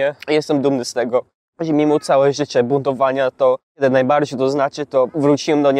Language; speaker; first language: Polish; early bilingual, heritage; English